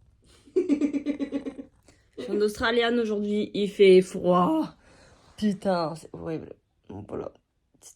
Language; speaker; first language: French; native; French